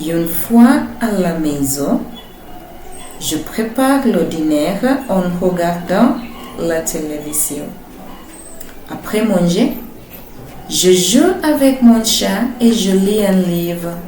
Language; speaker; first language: French; non-native, fluent; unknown